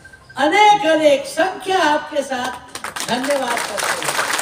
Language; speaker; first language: Hindi; non-native, local second language; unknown